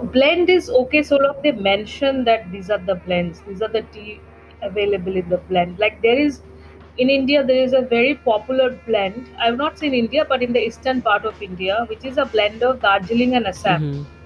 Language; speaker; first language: English; non-native, local second language; Bangla